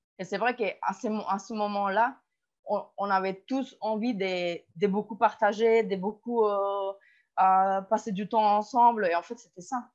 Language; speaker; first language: French; non-native, fluent; Spanish